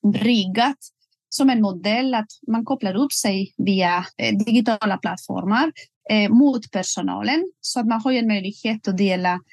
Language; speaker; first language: Swedish; non-native, fluent; Spanish